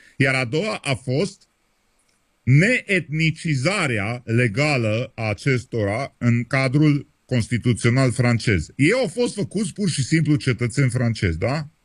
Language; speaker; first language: Romanian; native; Romanian